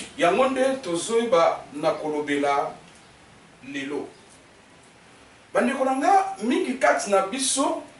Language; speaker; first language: Lingala; native; Lingala